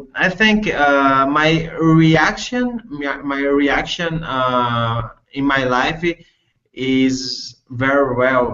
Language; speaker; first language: English; non-native, learner; Portuguese